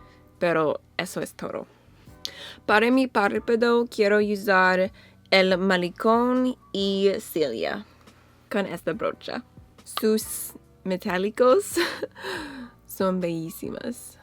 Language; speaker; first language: Spanish; non-native, learner; English